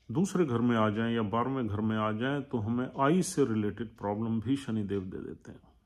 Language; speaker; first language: Hindi; native; Hindi